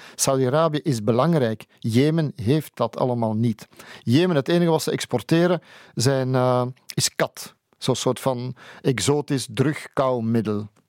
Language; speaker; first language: Dutch; native; Dutch